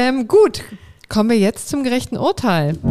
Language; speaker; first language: German; native; German